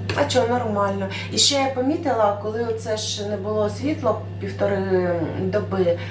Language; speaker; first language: Ukrainian; non-native, local second language; Russian